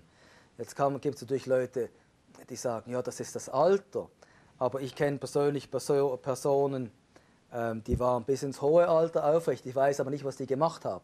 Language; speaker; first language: German; native; German